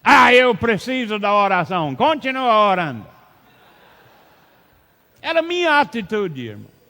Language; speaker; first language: Portuguese; non-native, learner; English